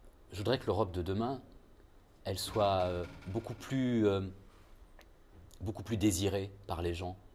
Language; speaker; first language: French; native; French